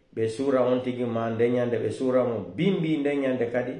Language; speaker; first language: French; non-native, local second language; Fula